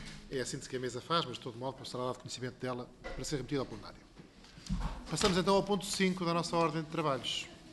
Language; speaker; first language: Portuguese; native; Portuguese